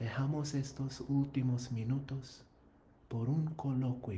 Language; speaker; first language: Spanish; non-native, fluent; English